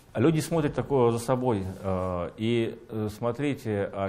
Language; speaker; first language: Russian; native; Russian